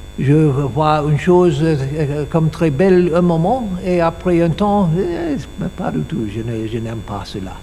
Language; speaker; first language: French; non-native, learner; English